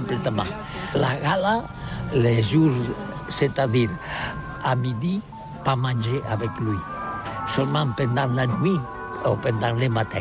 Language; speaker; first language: French; non-native, learner; Catalan